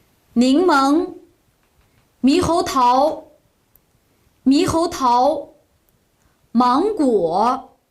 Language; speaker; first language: Chinese; non-native, local second language; Uyghur